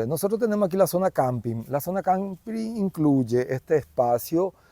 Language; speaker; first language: Spanish; native; Spanish